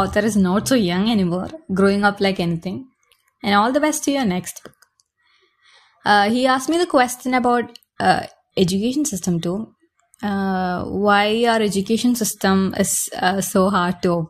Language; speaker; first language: English; non-native, local second language; Malayalam